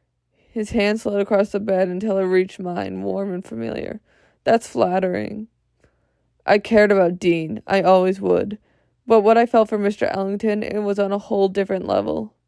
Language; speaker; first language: English; native; English